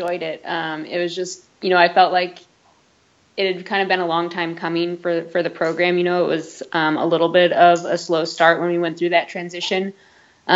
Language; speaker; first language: English; native; English